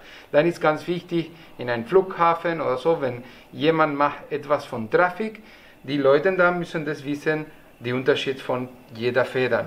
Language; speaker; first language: German; non-native, learner; Spanish